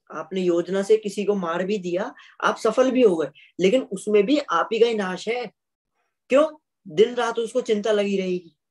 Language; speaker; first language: Hindi; native; Hindi